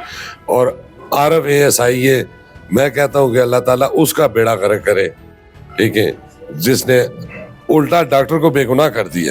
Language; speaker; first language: Urdu; non-native, local second language; Pashto